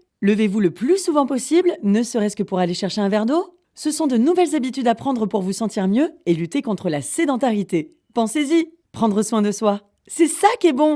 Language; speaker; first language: French; native; French